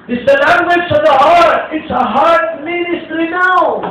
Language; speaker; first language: English; non-native, local second language; Filipino